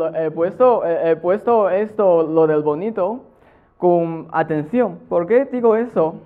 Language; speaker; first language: Spanish; non-native, fluent; Chinese